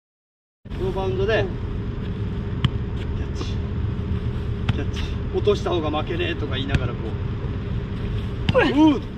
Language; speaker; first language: Japanese; native; Japanese